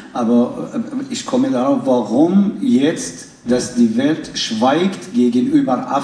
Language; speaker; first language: German; non-native, fluent; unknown